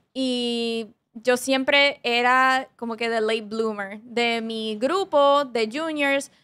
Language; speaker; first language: Spanish; early bilingual, heritage; Spanish